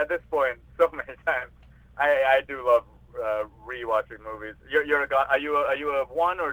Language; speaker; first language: English; non-native, local second language; Hindi